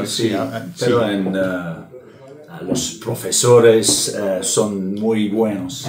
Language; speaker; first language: Spanish; non-native, learner; English